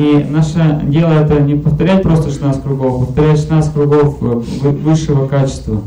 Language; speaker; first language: Russian; native; Russian